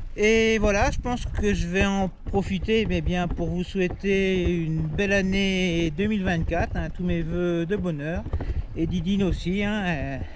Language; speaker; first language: French; native; French